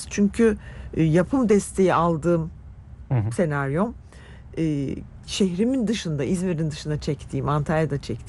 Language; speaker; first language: Turkish; native; Turkish